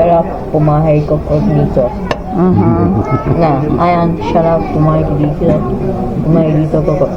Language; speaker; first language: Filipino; non-native, learner; Czech